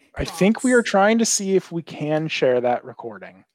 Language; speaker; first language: English; native; English